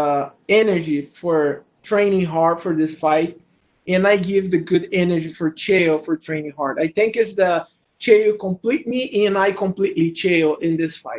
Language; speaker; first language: English; non-native, learner; Portuguese